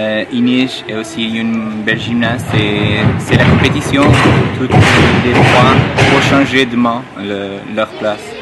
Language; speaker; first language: French; non-native, fluent; Portuguese